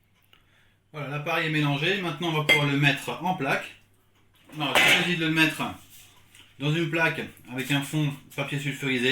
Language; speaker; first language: French; native; French